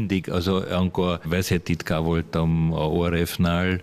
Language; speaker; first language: Hungarian; early bilingual, heritage; Hungarian